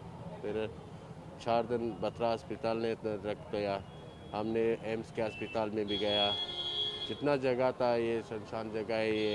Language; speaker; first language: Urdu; non-native, learner; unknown